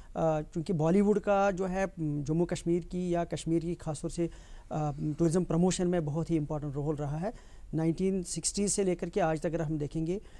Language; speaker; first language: Hindi; non-native, local second language; Kashmiri